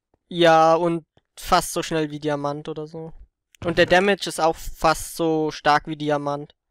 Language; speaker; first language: German; native; German